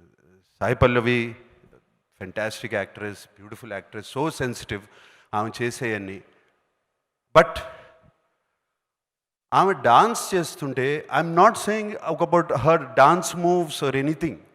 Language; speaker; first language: Telugu; native; Telugu